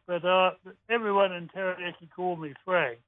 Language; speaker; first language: English; native; English